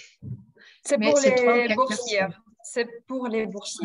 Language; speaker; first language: French; non-native, fluent; Russian